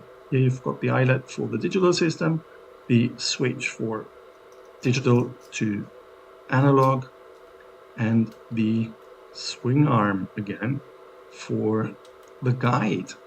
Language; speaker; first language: English; non-native, fluent; German